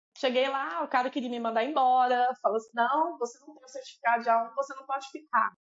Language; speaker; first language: Portuguese; native; Portuguese